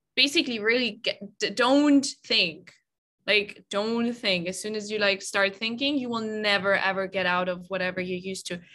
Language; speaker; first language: English; non-native, fluent; German